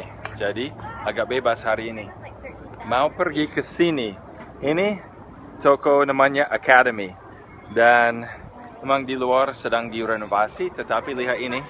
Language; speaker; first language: Indonesian; non-native, fluent; English